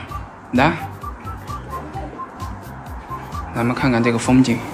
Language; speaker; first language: Chinese; native; Chinese